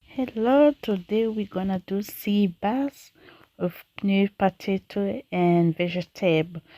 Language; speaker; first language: English; non-native, learner; French